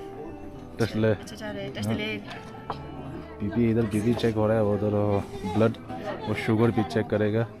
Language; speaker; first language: Hindi; non-native, fluent; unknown